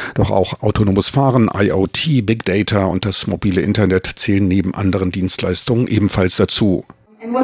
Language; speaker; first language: German; native; German